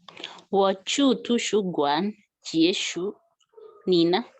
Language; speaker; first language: Chinese; non-native, learner; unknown